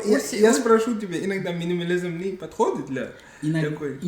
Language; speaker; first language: Russian; non-native, learner; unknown